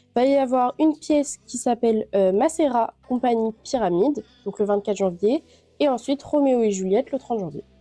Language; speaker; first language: French; native; French